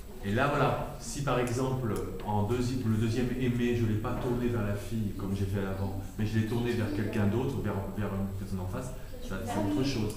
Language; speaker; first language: French; native; French